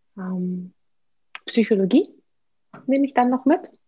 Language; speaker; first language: German; non-native, fluent; Russian